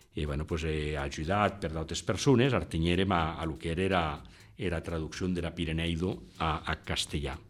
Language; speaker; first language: Catalan; non-native, local second language; Occitan